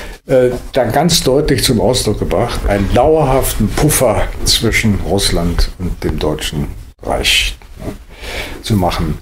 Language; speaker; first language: German; native; German